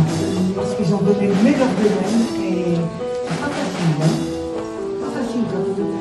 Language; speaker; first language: French; native; French